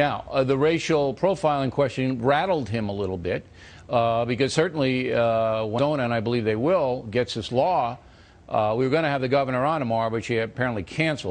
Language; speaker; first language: English; native; English